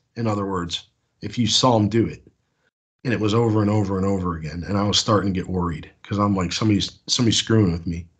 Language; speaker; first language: English; native; English